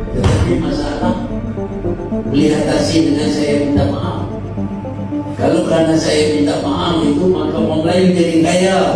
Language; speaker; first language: Malay; native; Malay